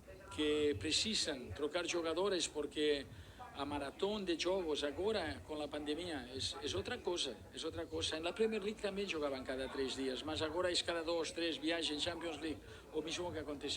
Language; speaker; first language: Portuguese; non-native, learner; Spanish